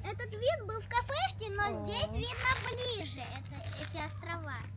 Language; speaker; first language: Russian; native; Russian